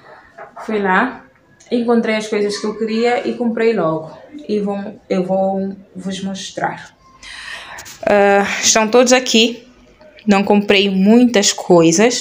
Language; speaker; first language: Portuguese; non-native, local second language; Kabuverdianu